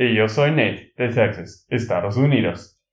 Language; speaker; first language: Spanish; non-native, learner; English